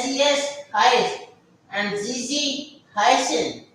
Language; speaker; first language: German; non-native, learner; Hindi